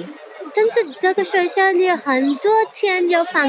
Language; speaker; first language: Chinese; non-native, learner; Nepali